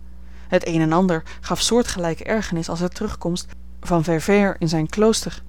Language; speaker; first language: Dutch; native; Dutch